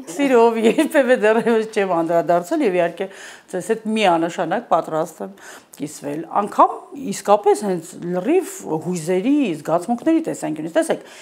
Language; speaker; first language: Armenian; native; Armenian